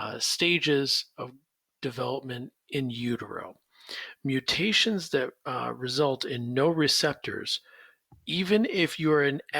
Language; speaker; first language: English; native; English